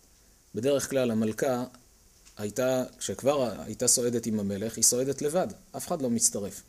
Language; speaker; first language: Hebrew; native; Hebrew